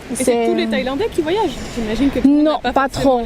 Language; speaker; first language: French; native; French